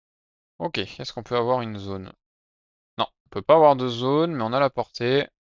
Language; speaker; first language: French; native; French